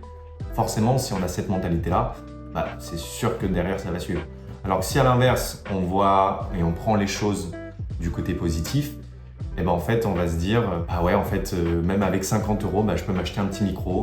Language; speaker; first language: French; native; French